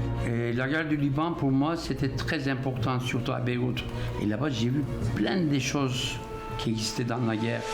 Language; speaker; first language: French; non-native, fluent; Turkish